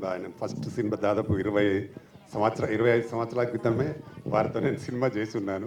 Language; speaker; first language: Telugu; native; Telugu